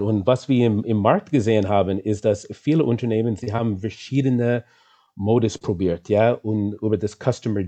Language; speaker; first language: German; non-native, fluent; English